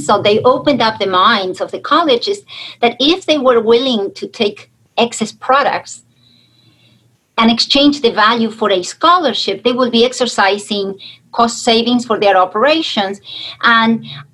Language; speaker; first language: English; non-native, fluent; Spanish